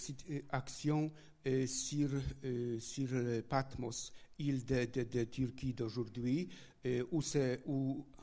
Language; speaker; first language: French; non-native, learner; Polish